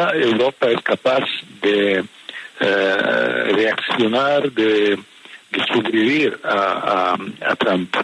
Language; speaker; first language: Spanish; non-native, fluent; Italian